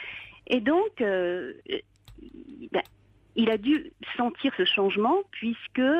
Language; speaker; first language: French; native; French